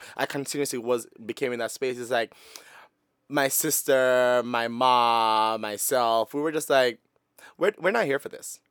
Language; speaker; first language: English; non-native, local second language; Jamaican Creole English